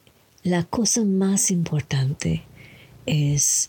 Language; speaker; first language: Spanish; non-native, learner; English